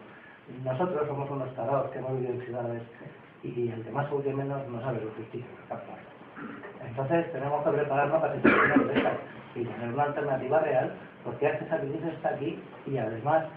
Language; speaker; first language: Spanish; native; Spanish